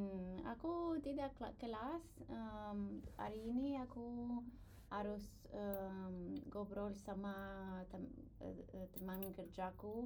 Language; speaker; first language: Indonesian; non-native, learner; English